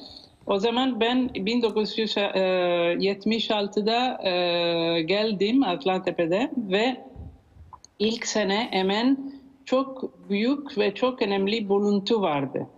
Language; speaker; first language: Turkish; non-native, learner; Italian